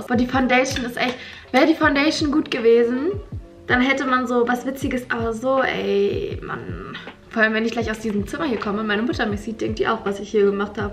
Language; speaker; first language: German; native; German